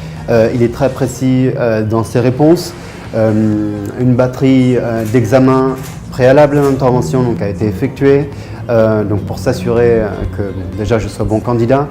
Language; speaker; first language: French; native; French